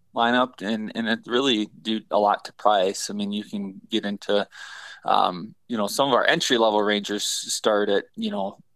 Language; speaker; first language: English; native; English